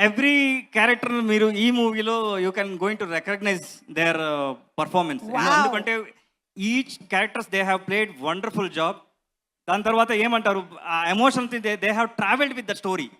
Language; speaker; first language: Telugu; non-native, learner; Kannada